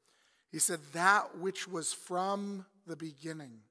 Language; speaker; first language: English; native; English